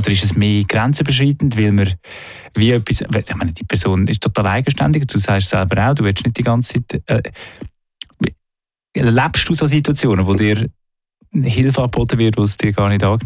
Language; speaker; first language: German; native; German